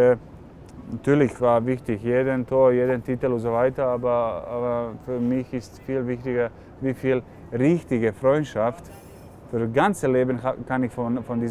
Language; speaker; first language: German; non-native, fluent; Serbian